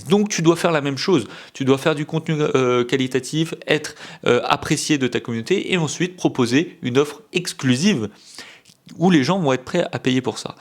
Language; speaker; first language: French; native; French